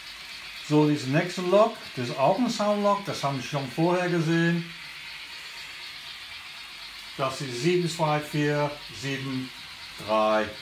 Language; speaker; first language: German; non-native, learner; English